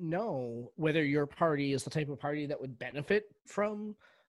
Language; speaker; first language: English; native; English